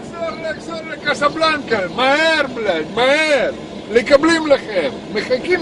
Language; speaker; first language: Hebrew; non-native, learner; Russian